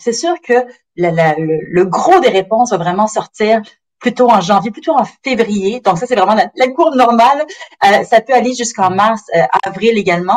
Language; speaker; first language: French; native; French